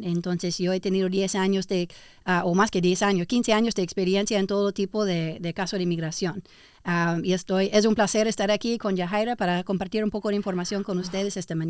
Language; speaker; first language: Spanish; early bilingual, heritage; English